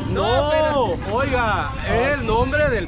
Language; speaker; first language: Spanish; native; Spanish